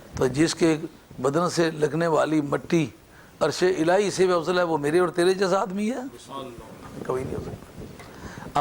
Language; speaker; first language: Urdu; non-native, local second language; Punjabi